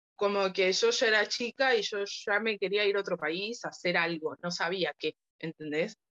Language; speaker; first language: Spanish; native; Spanish